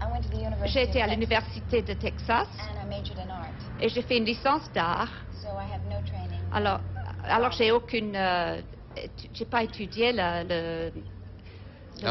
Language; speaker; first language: French; non-native, learner; English